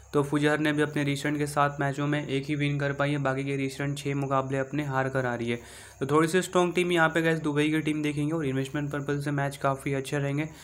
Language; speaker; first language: Hindi; native; Hindi